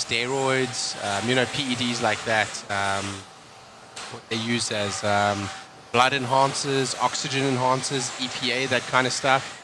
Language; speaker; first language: English; native; English